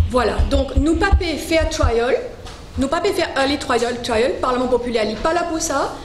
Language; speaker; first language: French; non-native, local second language; Morisyen